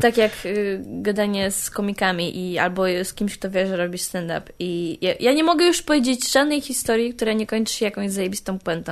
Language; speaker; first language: Polish; native; Polish